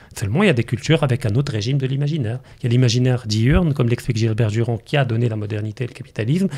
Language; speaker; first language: French; non-native, local second language; Arabic